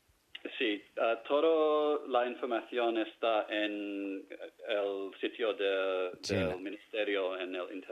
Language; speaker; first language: Spanish; non-native, fluent; English